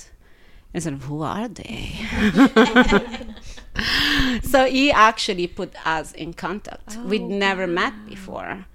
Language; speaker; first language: English; non-native, fluent; Italian